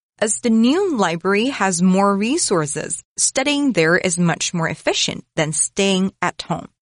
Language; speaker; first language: English; non-native, fluent; Chinese